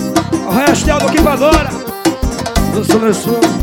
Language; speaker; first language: Portuguese; native; Portuguese